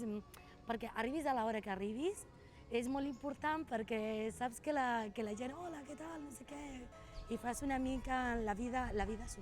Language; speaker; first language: Catalan; non-native, fluent; Spanish